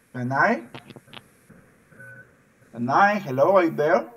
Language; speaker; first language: English; non-native, fluent; Spanish